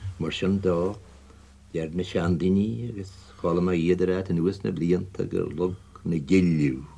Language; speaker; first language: Irish; native; Irish